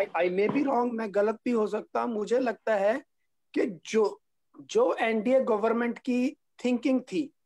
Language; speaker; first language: Hindi; native; Hindi